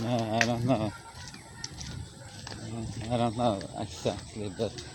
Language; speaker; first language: English; non-native, learner; Norwegian